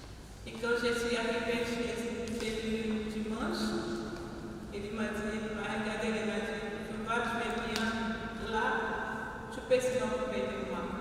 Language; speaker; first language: French; non-native, fluent; Portuguese